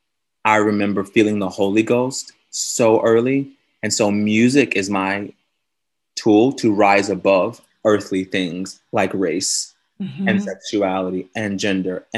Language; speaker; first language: English; native; English